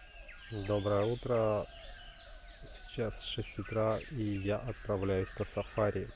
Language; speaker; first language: Russian; native; Russian